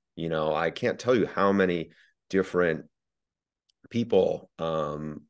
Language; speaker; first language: English; native; English